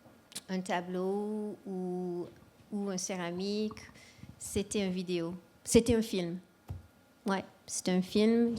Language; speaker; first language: French; non-native, local second language; English